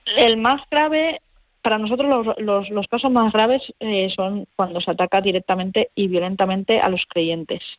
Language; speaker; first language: Spanish; native; Spanish